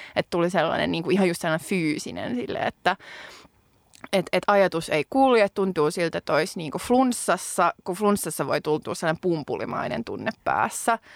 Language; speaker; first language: Finnish; non-native, local second language; Swedish